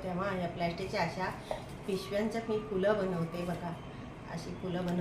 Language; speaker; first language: Marathi; non-native, local second language; Kannada